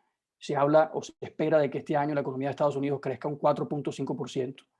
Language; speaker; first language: Spanish; native; Spanish